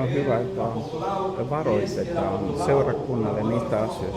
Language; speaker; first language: Finnish; non-native, fluent; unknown